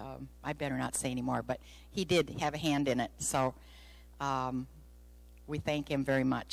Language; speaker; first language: English; native; English